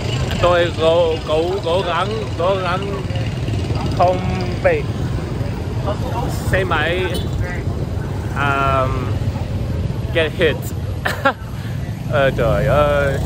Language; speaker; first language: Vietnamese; non-native, learner; English